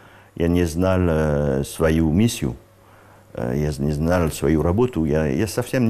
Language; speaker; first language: Russian; non-native, learner; French